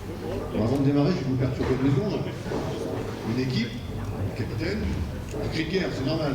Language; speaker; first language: French; native; French